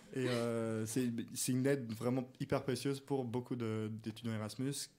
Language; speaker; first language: French; native; French